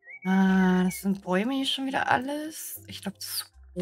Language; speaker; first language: German; native; German